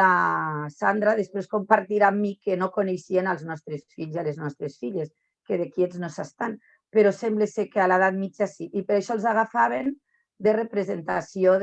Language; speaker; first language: Catalan; native; Catalan